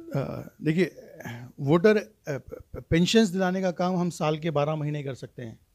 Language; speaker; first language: Hindi; non-native, local second language; Urdu